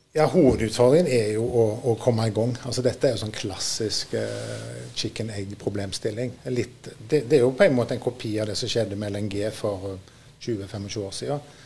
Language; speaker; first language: Norwegian; native; Norwegian